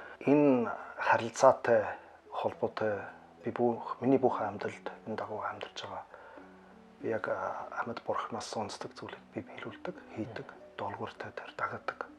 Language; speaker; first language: Mongolian; non-native, learner; German